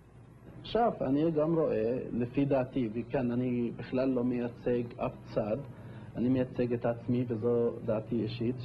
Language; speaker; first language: Hebrew; non-native, local second language; Arabic